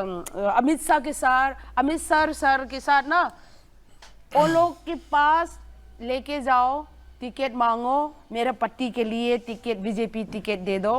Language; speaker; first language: Hindi; non-native, local second language; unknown